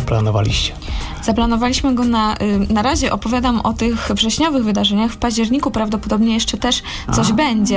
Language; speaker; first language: Polish; native; Polish